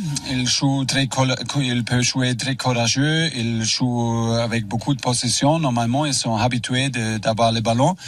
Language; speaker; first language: French; non-native, fluent; German